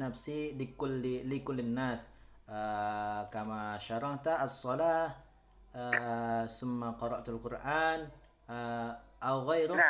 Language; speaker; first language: Arabic; non-native, learner; Indonesian